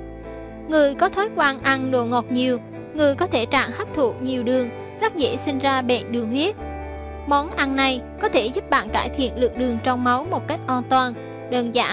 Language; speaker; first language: Vietnamese; native; Vietnamese